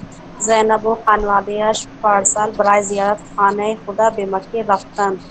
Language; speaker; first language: Persian; non-native, learner; Urdu